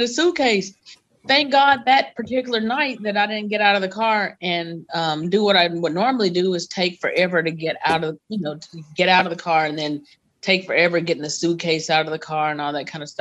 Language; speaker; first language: English; native; English